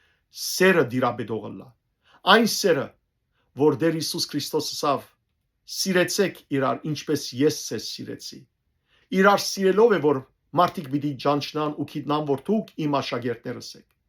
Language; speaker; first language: Armenian; native; Armenian